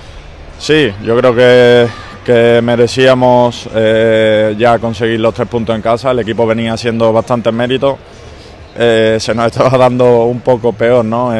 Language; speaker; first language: Spanish; native; Spanish